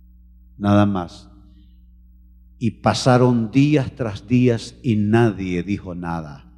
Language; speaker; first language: Spanish; native; Spanish